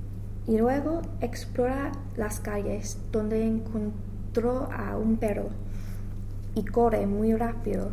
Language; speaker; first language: Spanish; non-native, learner; English